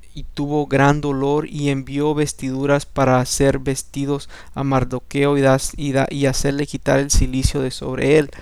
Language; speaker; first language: Spanish; early bilingual, heritage; Spanish